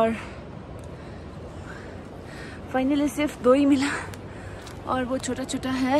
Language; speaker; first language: Hindi; non-native, local second language; Nepali